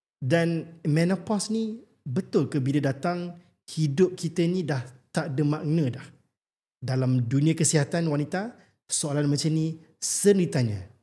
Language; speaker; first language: Malay; native; Malay